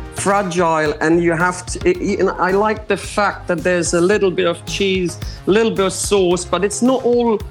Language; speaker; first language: English; non-native, fluent; Croatian